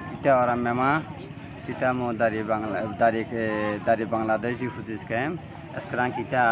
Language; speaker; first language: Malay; non-native, learner; Rohingya